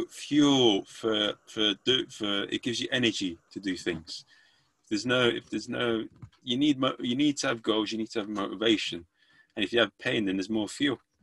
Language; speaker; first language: English; native; English